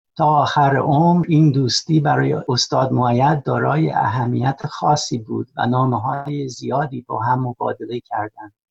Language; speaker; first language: Persian; non-native, fluent; English